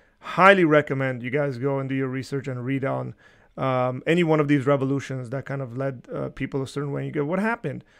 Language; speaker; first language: English; early bilingual, other home language; Armenian